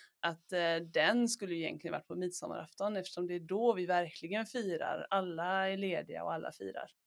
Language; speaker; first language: Swedish; native; Swedish